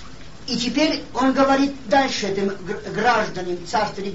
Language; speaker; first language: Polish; non-native, learner; Russian